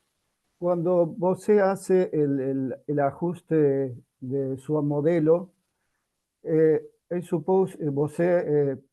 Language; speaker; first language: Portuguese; non-native, learner; Spanish